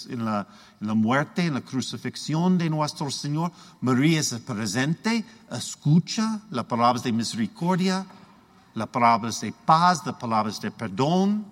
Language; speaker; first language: Spanish; non-native, learner; English